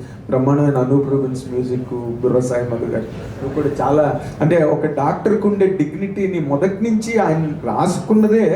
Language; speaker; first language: Telugu; native; Telugu